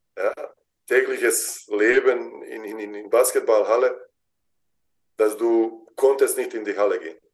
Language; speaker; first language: German; non-native, fluent; Bosnian